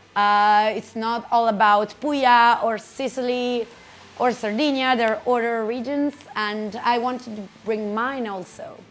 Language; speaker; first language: English; non-native, fluent; Italian